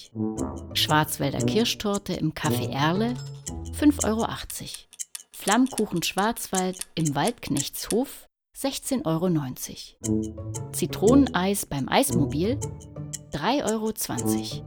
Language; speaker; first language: German; native; German